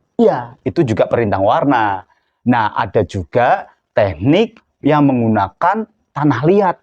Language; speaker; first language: Indonesian; native; Indonesian